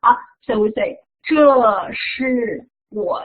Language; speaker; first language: Chinese; non-native, fluent; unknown